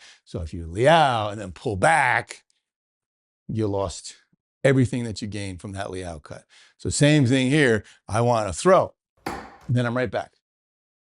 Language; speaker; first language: English; native; English